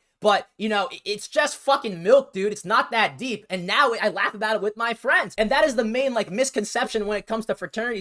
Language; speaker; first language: English; native; English